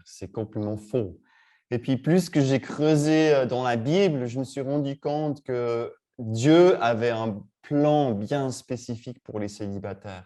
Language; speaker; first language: French; native; French